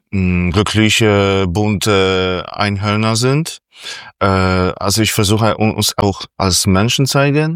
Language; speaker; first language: German; non-native, fluent; Polish